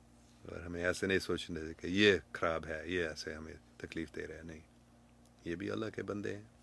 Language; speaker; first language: Hindi; non-native, fluent; English